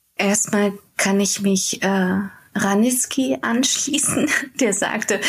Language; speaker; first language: German; native; German